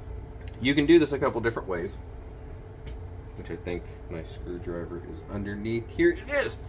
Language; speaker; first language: English; native; English